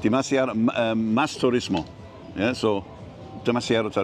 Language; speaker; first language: Spanish; non-native, learner; English